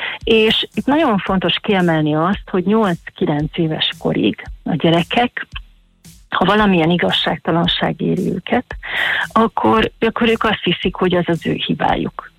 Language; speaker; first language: Hungarian; native; Hungarian